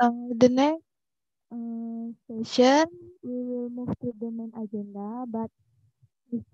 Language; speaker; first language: English; non-native, fluent; Indonesian